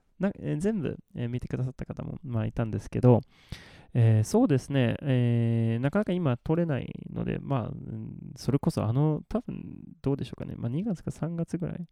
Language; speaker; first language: Japanese; non-native, fluent; Swedish